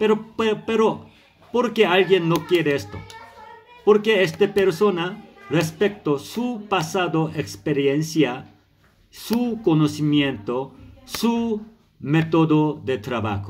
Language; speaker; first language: Spanish; non-native, learner; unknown